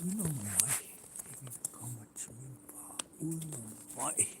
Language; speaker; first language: Danish; non-native, local second language; Kalaallisut